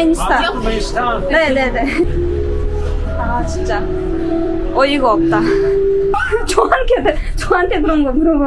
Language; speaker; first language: Korean; non-native, fluent; Turkmen